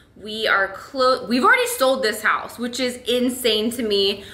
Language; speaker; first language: English; native; English